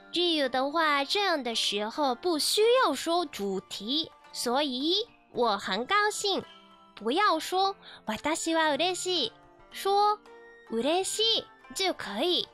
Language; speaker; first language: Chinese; non-native, fluent; Japanese